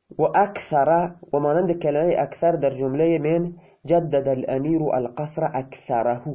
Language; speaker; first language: Persian; non-native, local second language; Baluchi